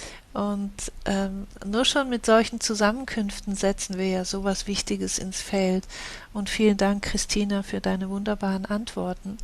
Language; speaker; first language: German; native; German